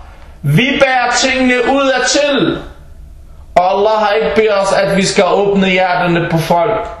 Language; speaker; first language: Danish; early bilingual, other home language; Arabic